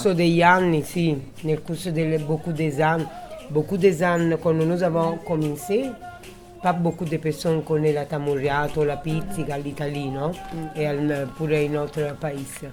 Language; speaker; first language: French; non-native, learner; Italian